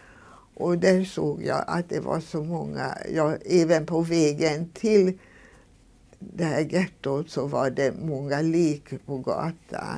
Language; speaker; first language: Swedish; non-native, fluent; Hungarian